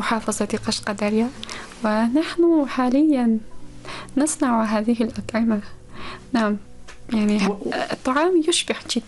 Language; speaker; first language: Arabic; non-native, fluent; Uzbek